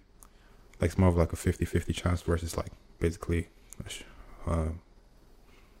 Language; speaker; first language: English; non-native, local second language; Igbo